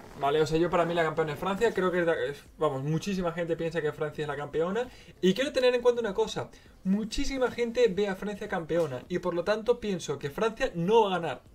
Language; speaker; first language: Spanish; native; Spanish